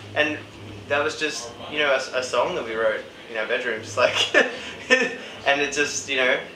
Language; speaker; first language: English; native; English